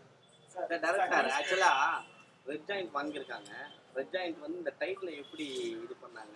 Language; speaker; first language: Tamil; native; Tamil